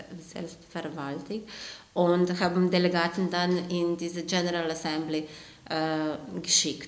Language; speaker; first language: German; non-native, fluent; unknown